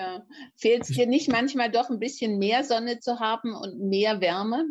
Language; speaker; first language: German; native; German